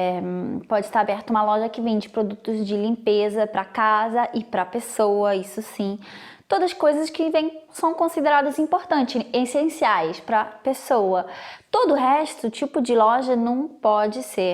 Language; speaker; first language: Portuguese; non-native, fluent; Italian